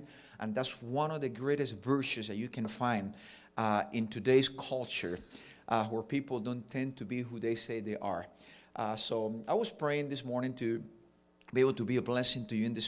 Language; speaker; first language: English; non-native, fluent; Spanish